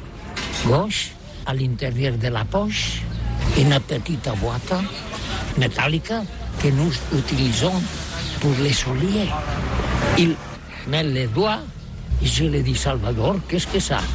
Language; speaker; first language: French; non-native, learner; Catalan